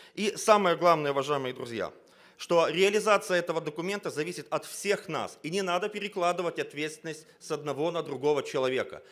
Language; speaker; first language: Russian; native; Russian